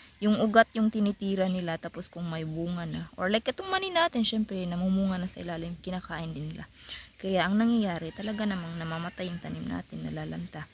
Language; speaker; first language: Filipino; non-native, local second language; Cebuano